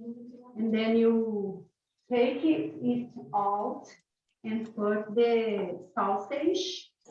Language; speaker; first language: English; non-native, learner; Portuguese